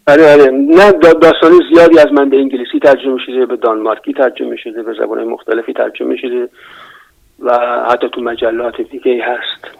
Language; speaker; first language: Persian; native; Persian